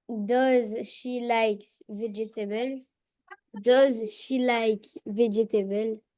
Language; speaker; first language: English; non-native, learner; French